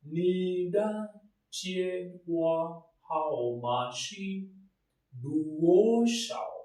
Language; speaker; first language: Chinese; non-native, fluent; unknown